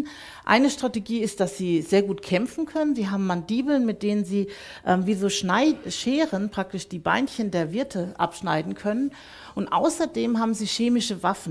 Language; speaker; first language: German; native; German